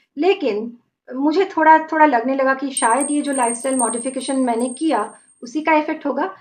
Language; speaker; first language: Hindi; non-native, local second language; Bangla